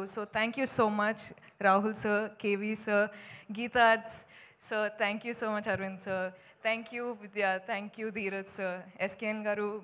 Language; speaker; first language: Telugu; non-native, fluent; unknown